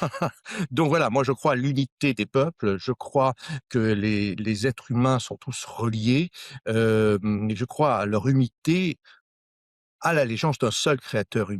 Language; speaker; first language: French; native; French